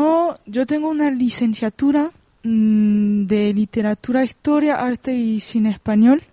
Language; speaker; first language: Spanish; non-native, fluent; French